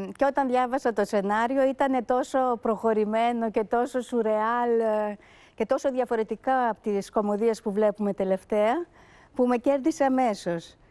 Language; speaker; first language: Greek; early bilingual, heritage; Greek